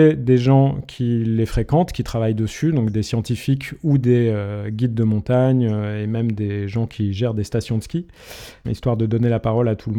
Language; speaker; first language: French; native; French